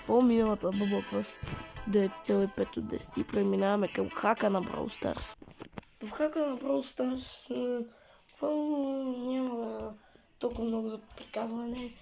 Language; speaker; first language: Bulgarian; native; Bulgarian